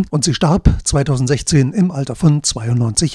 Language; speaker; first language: German; native; German